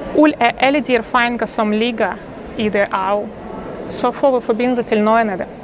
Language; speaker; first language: Danish; non-native, fluent; Russian